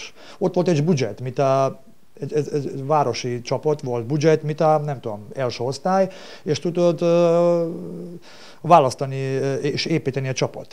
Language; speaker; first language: Hungarian; non-native, learner; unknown